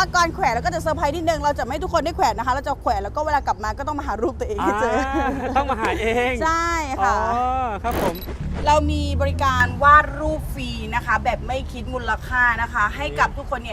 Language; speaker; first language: Thai; native; Thai